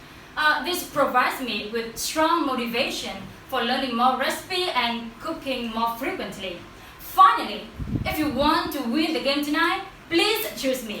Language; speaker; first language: English; non-native, learner; Vietnamese